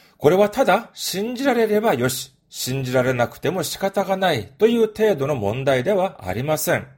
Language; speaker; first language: Japanese; non-native, fluent; Korean